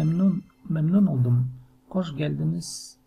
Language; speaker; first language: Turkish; non-native, learner; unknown